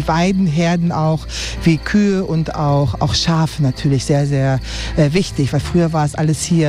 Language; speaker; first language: German; native; German